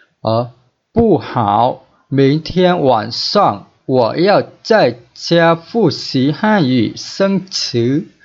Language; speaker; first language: Chinese; non-native, fluent; Vietnamese